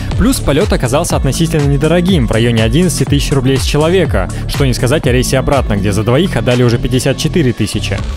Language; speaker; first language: Russian; native; Russian